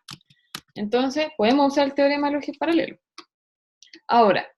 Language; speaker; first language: Spanish; native; Spanish